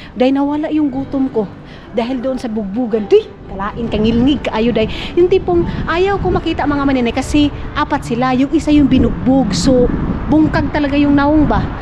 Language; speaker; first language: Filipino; non-native, local second language; Cebuano